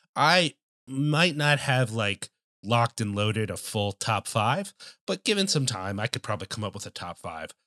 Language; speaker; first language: English; native; English